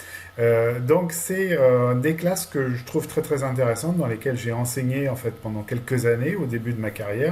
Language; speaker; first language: French; native; French